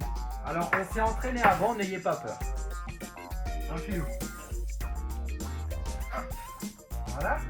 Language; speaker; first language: French; native; French